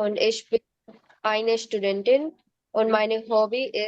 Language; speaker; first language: German; non-native, learner; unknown